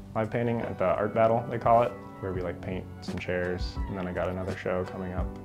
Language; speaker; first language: English; native; English